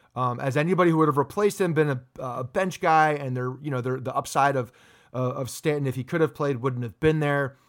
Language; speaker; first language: English; native; English